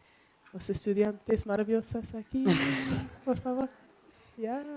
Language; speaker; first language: Spanish; non-native, learner; English